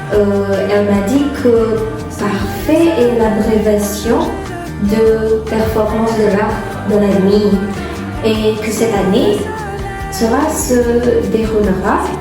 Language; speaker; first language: French; non-native, learner; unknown